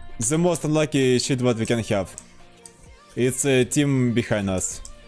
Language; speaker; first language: English; non-native, learner; Russian